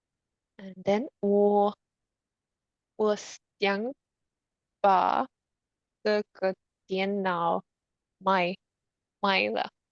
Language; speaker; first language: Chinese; non-native, learner; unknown